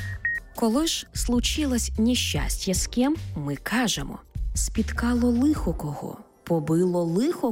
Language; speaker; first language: Ukrainian; native; Ukrainian